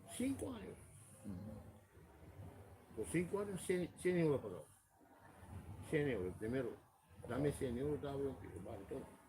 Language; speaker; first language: Spanish; non-native, learner; Romanian